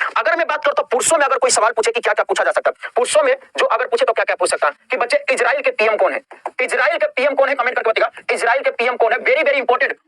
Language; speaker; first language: Hindi; native; Hindi